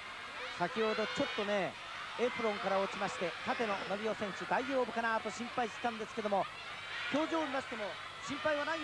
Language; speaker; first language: Japanese; native; Japanese